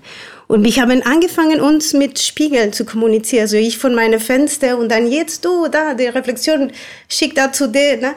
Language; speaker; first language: German; non-native, fluent; Spanish